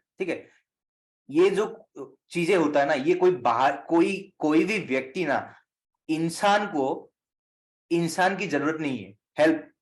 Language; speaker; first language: Hindi; non-native, local second language; Assamese